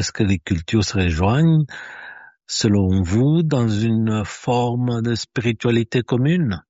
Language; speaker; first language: French; native; French